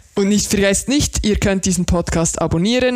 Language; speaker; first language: German; native; German